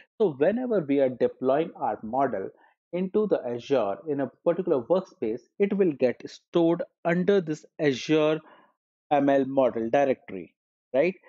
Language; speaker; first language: English; non-native, local second language; Hindi